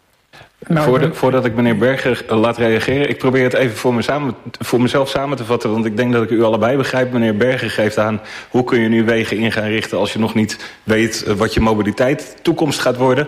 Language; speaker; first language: Dutch; native; Dutch